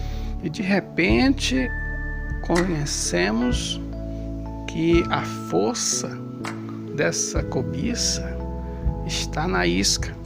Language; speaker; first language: Portuguese; native; Portuguese